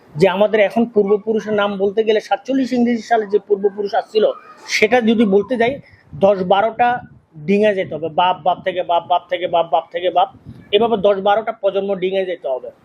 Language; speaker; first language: Bangla; non-native, local second language; Urdu